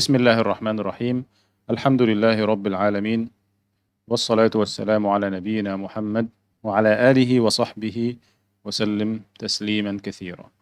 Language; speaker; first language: Indonesian; non-native, fluent; Arabic